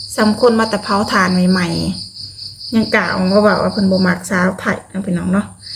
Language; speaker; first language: Thai; native; Thai